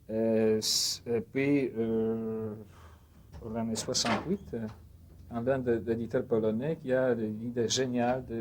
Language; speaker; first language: French; non-native, fluent; Polish